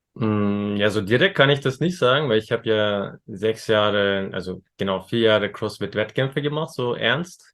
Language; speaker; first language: German; early bilingual, other home language; Turkish